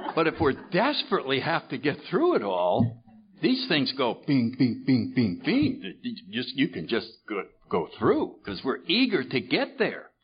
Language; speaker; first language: English; native; English